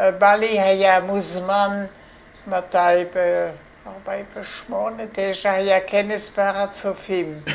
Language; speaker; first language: Hebrew; non-native, fluent; French